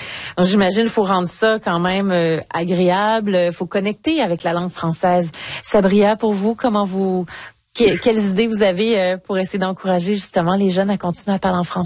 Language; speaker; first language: French; native; French